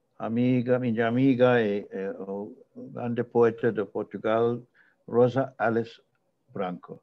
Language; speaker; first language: Portuguese; non-native, fluent; English